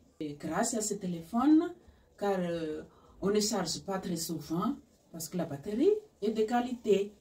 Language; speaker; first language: French; non-native, local second language; Malagasy